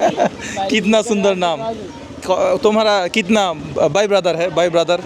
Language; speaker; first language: Hindi; non-native, learner; Bangla